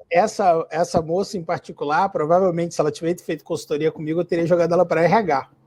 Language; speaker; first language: Portuguese; native; Portuguese